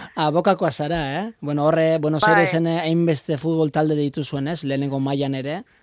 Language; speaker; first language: Basque; native; Basque